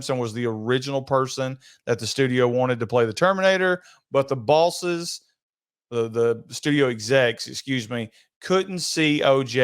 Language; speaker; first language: English; native; English